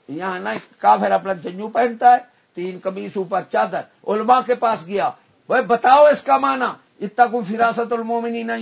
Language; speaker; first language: Urdu; non-native, local second language; Punjabi